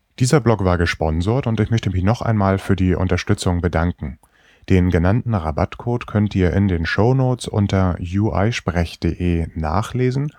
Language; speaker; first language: German; native; German